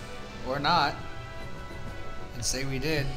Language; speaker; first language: English; native; English